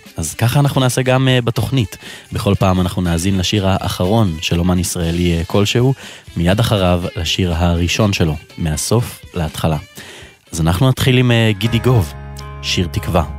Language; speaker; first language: Hebrew; native; Hebrew